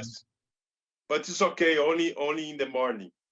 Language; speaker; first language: English; non-native, learner; Portuguese